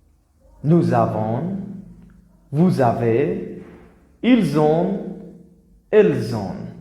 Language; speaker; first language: French; non-native, learner; Persian